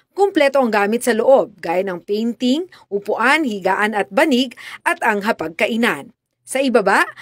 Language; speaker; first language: Filipino; native; Filipino